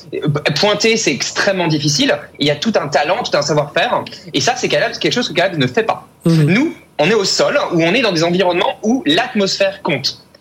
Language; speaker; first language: French; native; French